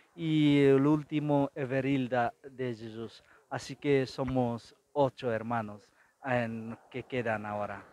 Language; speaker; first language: Spanish; non-native, fluent; Tetum